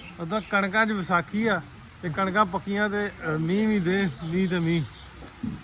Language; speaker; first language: Punjabi; native; Punjabi